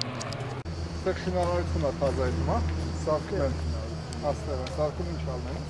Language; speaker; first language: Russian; non-native, learner; Armenian